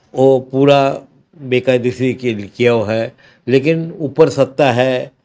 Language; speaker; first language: Hindi; non-native, local second language; Marathi